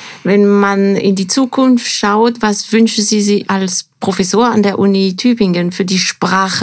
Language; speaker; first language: German; non-native, fluent; French